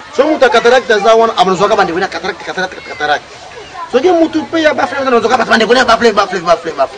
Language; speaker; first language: Lingala; non-native, local second language; Kongo